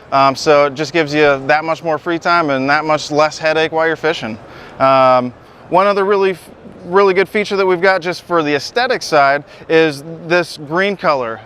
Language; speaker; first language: English; native; English